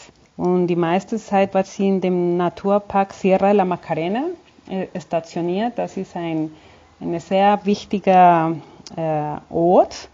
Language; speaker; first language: German; non-native, fluent; Spanish